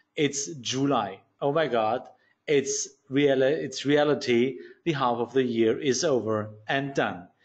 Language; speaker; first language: English; non-native, learner; German